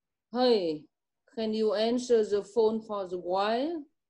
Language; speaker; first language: English; non-native, learner; Vietnamese